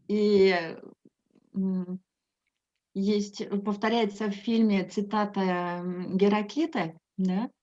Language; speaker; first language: Russian; non-native, fluent; French